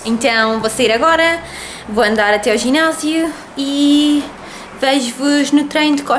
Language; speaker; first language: Portuguese; early bilingual, heritage; Portuguese